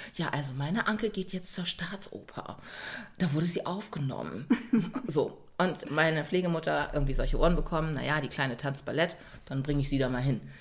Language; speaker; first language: German; native; German